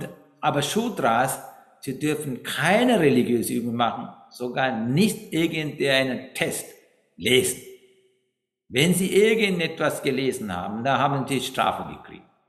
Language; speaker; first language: German; non-native, fluent; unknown